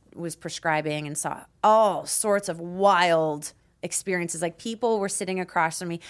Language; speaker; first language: English; native; English